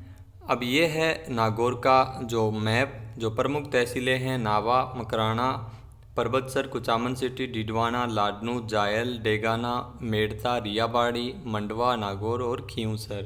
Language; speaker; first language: Hindi; native; Hindi